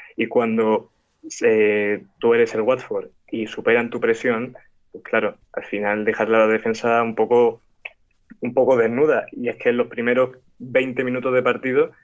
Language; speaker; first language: Spanish; native; Spanish